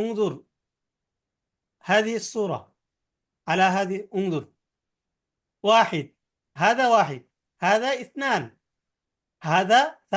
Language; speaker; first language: Arabic; non-native, fluent; Bangla